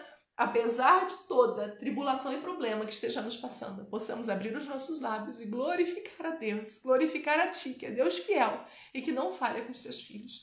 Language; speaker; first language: Portuguese; native; Portuguese